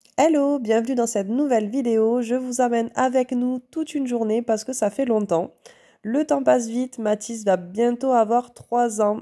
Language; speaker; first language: French; native; French